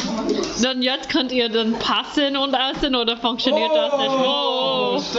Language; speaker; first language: German; non-native, learner; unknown